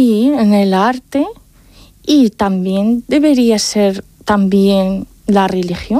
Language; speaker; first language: Spanish; non-native, fluent; Arabic